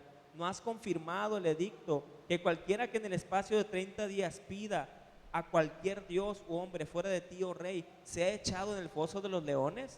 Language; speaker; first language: Spanish; native; Spanish